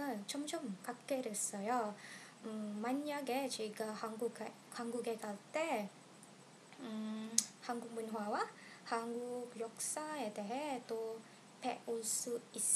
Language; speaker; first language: Korean; non-native, learner; Malay